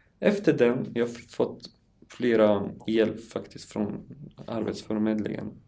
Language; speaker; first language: Swedish; non-native, learner; Arabic